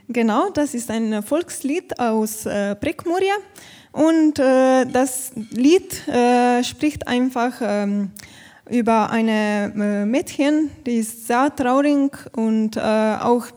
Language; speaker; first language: German; non-native, learner; Slovenian